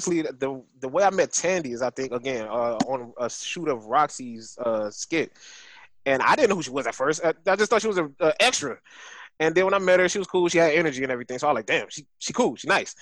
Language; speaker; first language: English; native; English